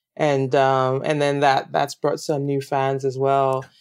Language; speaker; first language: English; non-native, local second language; Yoruba